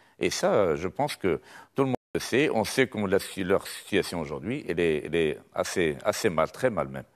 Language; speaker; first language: French; non-native, local second language; Arabic